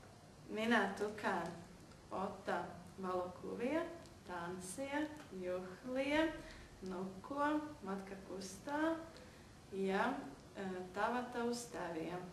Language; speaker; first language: Finnish; non-native, learner; Latvian